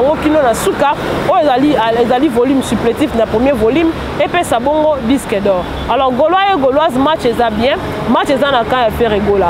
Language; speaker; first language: French; non-native, local second language; Lingala